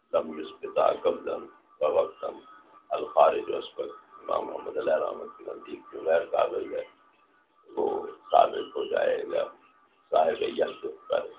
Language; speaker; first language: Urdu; non-native, local second language; Punjabi